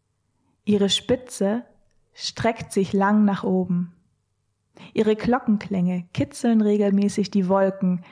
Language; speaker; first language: German; native; German